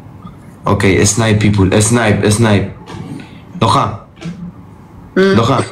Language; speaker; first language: English; non-native, learner; Spanish